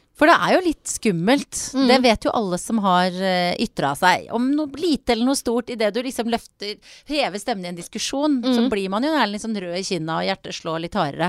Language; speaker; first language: Norwegian; native; Norwegian